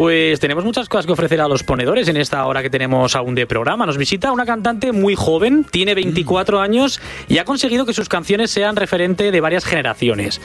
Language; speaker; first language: Spanish; native; Spanish